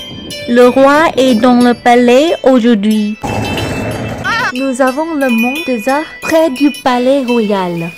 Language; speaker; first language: French; non-native, learner; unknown